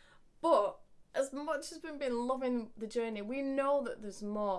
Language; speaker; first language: English; native; English